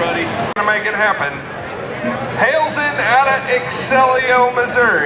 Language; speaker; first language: English; native; English